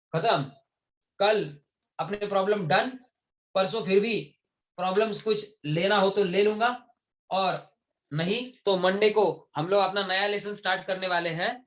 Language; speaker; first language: Hindi; non-native, local second language; Marathi